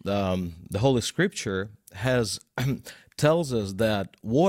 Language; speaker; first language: English; non-native, fluent; Russian